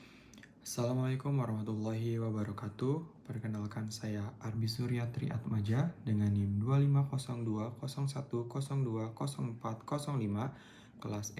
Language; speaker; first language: Indonesian; native; Indonesian